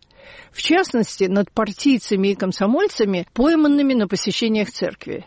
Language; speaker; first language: Russian; native; Russian